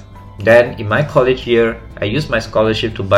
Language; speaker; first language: English; non-native, local second language; Chinese